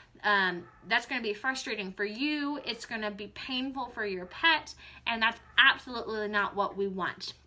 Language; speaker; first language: English; native; English